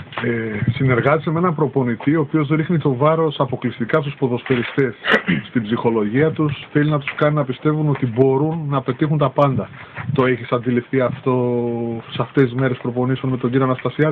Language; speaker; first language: Greek; native; Greek